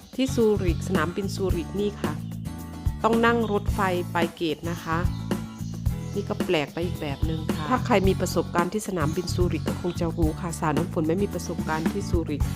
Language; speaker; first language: Thai; non-native, local second language; Lao